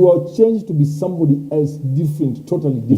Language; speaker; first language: English; non-native, local second language; Swahili